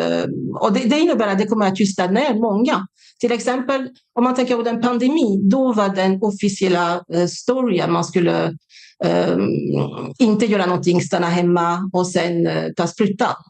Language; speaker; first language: Swedish; non-native, fluent; French